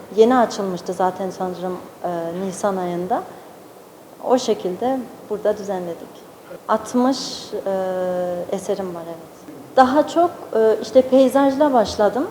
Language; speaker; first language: Turkish; early bilingual, heritage; Turkish